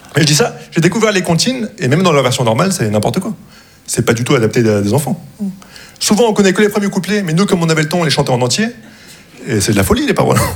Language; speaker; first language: French; early bilingual, other home language; Arabic